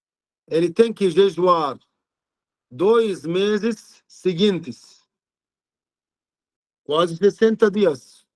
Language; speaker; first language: Portuguese; non-native, learner; Arabic